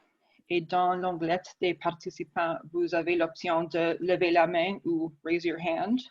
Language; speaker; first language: French; non-native, fluent; English